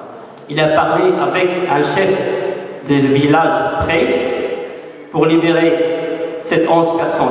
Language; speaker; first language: French; non-native, fluent; Arabic